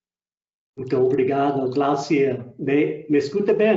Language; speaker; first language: Portuguese; non-native, fluent; English